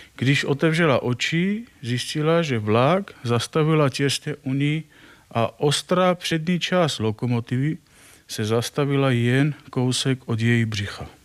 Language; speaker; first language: Czech; non-native, fluent; Armenian